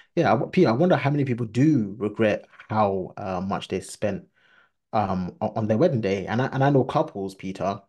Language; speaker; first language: English; early bilingual, other home language; Akan